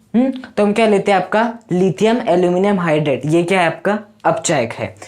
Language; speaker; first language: Hindi; native; Hindi